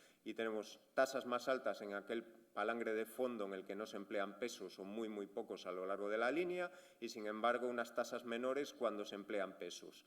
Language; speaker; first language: Spanish; native; Spanish